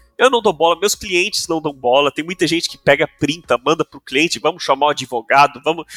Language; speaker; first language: Portuguese; non-native, local second language; English